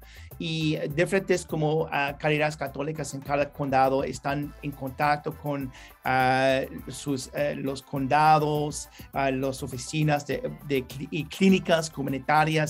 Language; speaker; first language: Spanish; non-native, learner; English